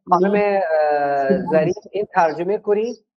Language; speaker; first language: Persian; non-native, fluent; Urdu